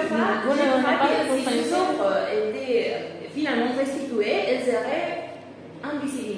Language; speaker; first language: French; non-native, fluent; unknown